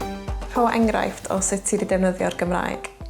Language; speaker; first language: Welsh; native; Welsh